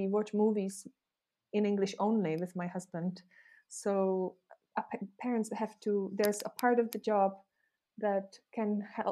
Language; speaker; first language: English; non-native, fluent; Czech